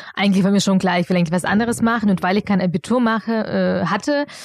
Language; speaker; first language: German; early bilingual, other home language; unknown